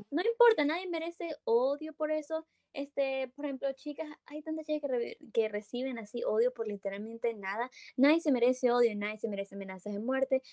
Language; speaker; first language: Spanish; early bilingual, heritage; English